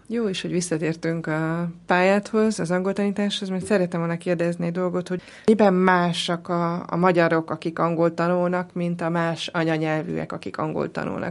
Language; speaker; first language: Hungarian; native; Hungarian